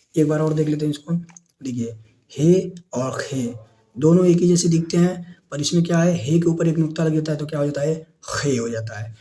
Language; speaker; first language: Hindi; native; Hindi